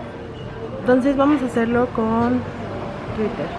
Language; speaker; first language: Spanish; native; Spanish